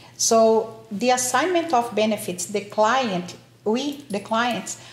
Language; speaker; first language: English; non-native, fluent; Portuguese